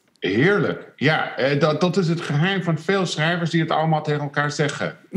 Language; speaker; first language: Dutch; non-native, fluent; English